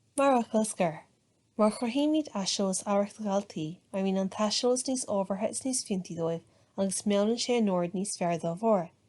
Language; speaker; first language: Irish; native; Irish